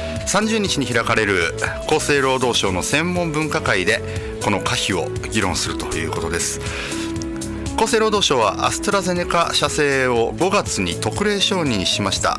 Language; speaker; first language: Japanese; native; Japanese